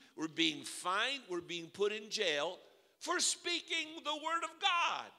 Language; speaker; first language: English; early bilingual, other home language; Russian